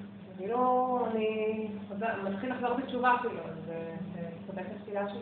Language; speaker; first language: Hebrew; non-native, learner; English